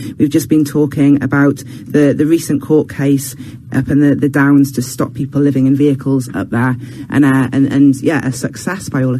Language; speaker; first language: English; native; English